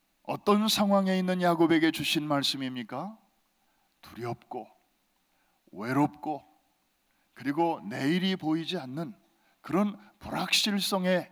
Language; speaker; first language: Korean; native; Korean